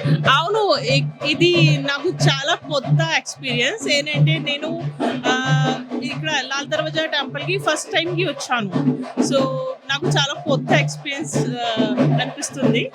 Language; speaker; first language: Telugu; non-native, local second language; Hindi